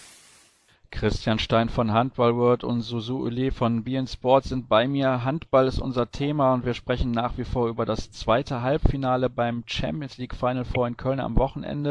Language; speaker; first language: German; native; German